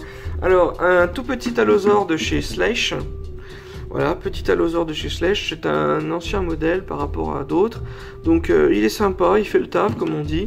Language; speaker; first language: French; native; French